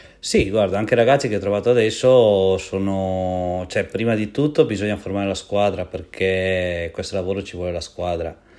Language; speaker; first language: Italian; non-native, fluent; Romanian